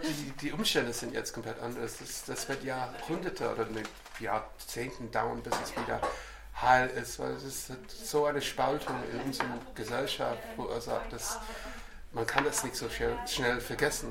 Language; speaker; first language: German; non-native, fluent; English